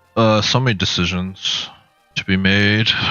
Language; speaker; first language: English; native; English